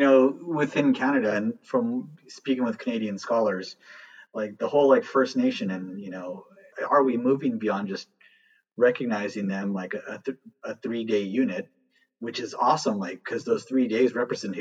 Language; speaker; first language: English; native; English